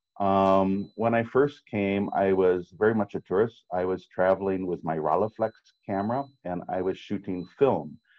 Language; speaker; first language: English; native; English